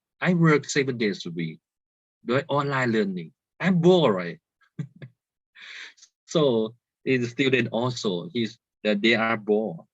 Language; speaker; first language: English; non-native, learner; Thai